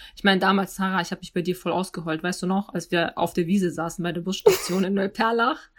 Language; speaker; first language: German; early bilingual, other home language; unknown